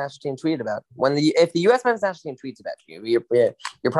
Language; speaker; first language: English; native; English